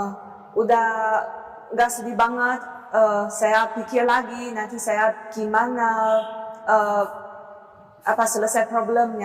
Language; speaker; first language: Indonesian; non-native, learner; Chinese